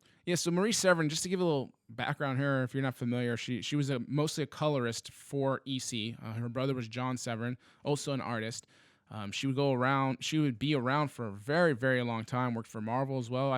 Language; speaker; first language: English; native; English